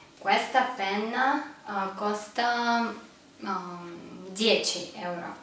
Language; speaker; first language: Italian; non-native, learner; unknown